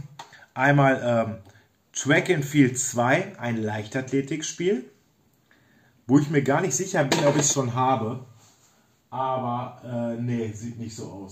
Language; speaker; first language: German; native; German